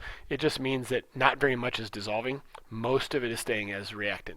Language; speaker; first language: English; native; English